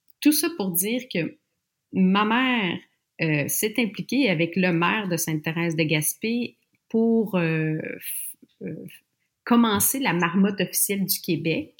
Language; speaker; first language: French; native; French